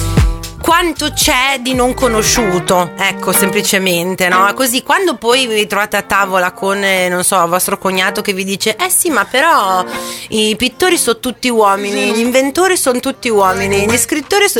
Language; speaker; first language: Italian; native; Italian